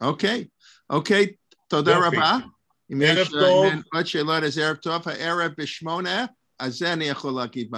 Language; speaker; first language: Hebrew; non-native, learner; English